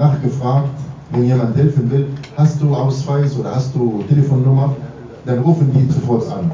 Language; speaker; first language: German; non-native, fluent; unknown